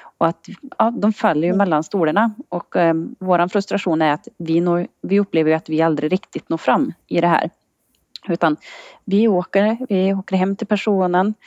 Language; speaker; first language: Swedish; native; Swedish